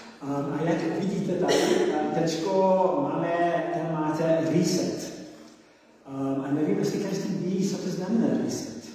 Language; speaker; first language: Czech; non-native, learner; English